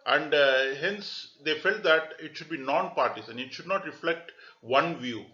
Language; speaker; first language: English; non-native, local second language; Tamil